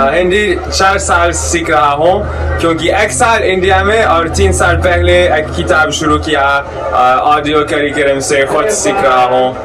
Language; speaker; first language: Hindi; non-native, learner; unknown